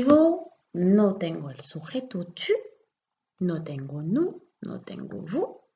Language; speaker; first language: Spanish; non-native, fluent; French